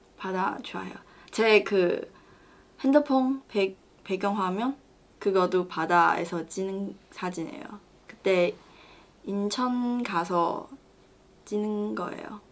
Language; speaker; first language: Korean; non-native, learner; Chinese